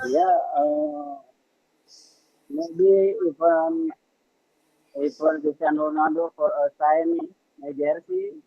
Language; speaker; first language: English; non-native, learner; Indonesian